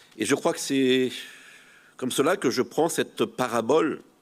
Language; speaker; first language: French; native; French